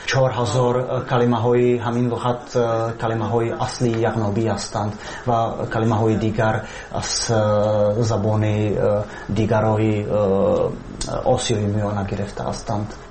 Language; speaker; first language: Persian; non-native, fluent; Czech